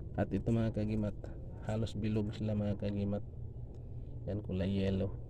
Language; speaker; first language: Filipino; non-native, local second language; Cebuano